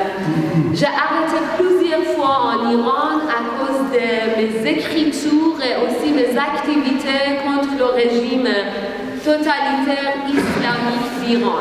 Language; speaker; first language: French; non-native, learner; Persian